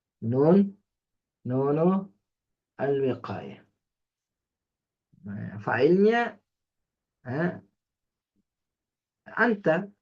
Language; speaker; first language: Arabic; non-native, fluent; Indonesian